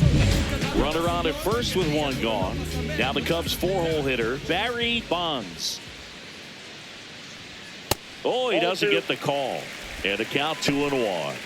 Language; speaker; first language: English; native; English